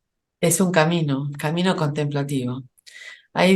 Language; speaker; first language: Spanish; native; Spanish